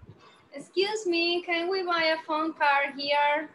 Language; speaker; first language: English; non-native, fluent; Spanish